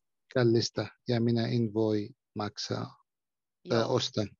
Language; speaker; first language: Finnish; non-native, learner; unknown